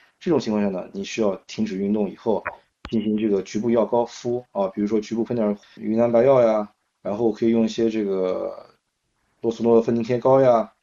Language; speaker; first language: Chinese; native; Chinese